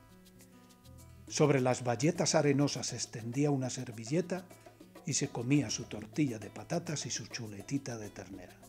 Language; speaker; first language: Spanish; native; Spanish